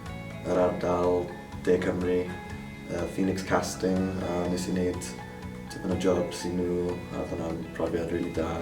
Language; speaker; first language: Welsh; non-native, local second language; English